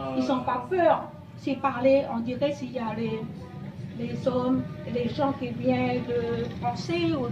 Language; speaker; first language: French; non-native, local second language; Javanese